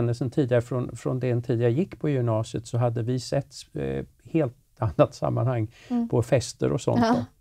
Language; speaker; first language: Swedish; native; Swedish